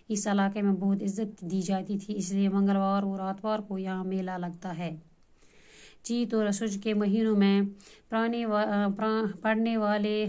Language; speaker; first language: Urdu; non-native, local second language; Kashmiri